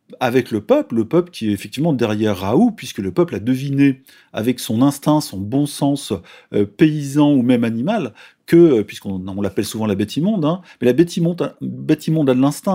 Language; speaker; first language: French; native; French